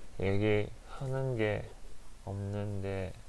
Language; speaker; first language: Korean; non-native, learner; Japanese